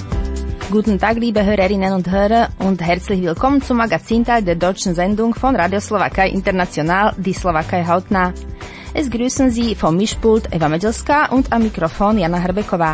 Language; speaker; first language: German; non-native, fluent; Slovak